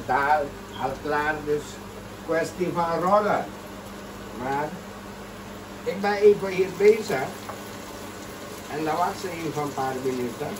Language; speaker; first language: Dutch; non-native, local second language; Caribbean Hindustani